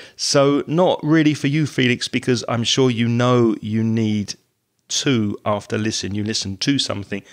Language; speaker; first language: English; native; English